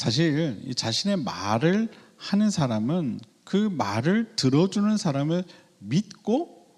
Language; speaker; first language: Korean; native; Korean